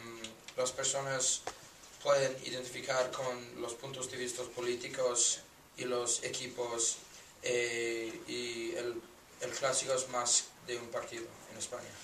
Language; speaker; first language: Spanish; non-native, learner; English